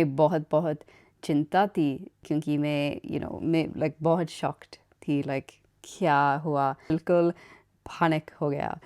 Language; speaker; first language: Hindi; non-native, learner; English